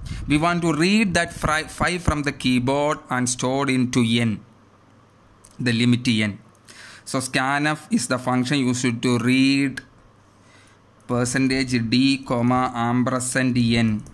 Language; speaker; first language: English; non-native, local second language; Malayalam